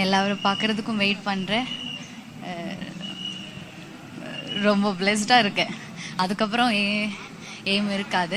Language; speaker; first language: Tamil; non-native, learner; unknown